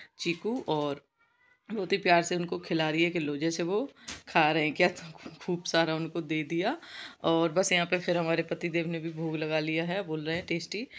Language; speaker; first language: Hindi; native; Hindi